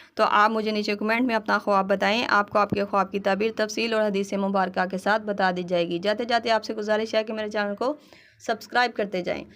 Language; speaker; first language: Urdu; native; Urdu